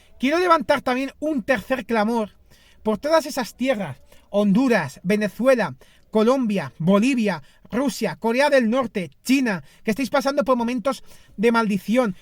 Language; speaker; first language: Spanish; non-native, fluent; Greek